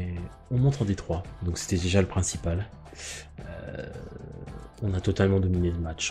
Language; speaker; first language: French; native; French